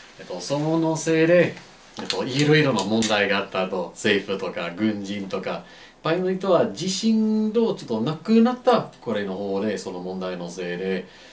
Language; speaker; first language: Japanese; non-native, fluent; English